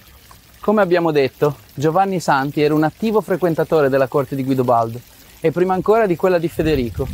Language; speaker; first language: Italian; native; Italian